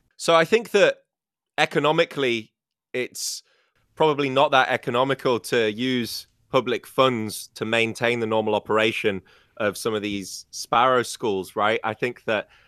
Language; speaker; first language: English; native; English